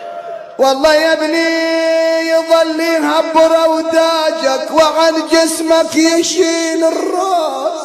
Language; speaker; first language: Arabic; native; Arabic